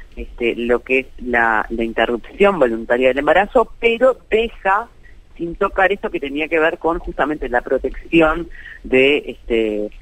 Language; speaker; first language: Spanish; native; Spanish